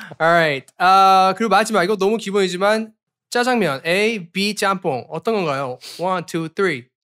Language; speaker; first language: Korean; early bilingual, heritage; Korean